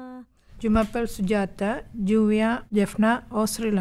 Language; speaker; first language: French; non-native, learner; Tamil